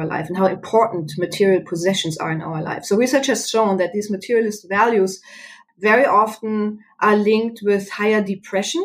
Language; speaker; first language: English; non-native, fluent; German